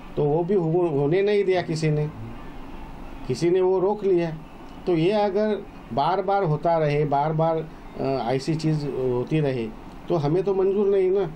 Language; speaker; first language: Hindi; non-native, local second language; Marathi